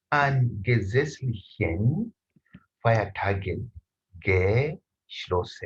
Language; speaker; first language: German; non-native, fluent; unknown